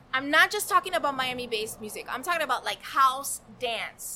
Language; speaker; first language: English; early bilingual, other home language; Spanish